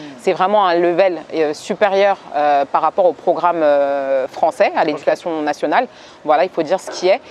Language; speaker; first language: French; native; French